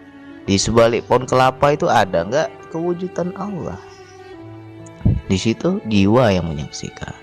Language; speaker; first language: Indonesian; native; Indonesian